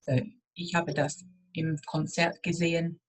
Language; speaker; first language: German; non-native, fluent; English